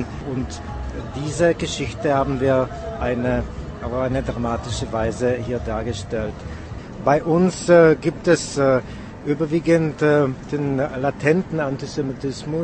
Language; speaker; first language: German; non-native, fluent; Czech